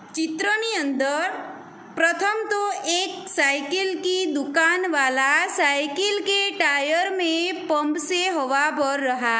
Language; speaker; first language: Hindi; non-native, local second language; Gujarati